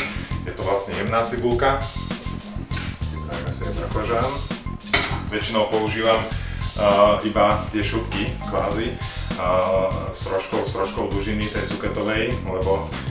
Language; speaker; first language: Slovak; native; Slovak